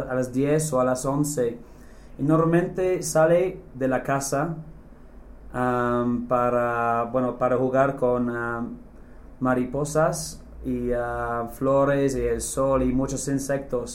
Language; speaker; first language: Spanish; non-native, fluent; English